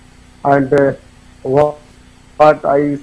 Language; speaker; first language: English; non-native, learner; Hindi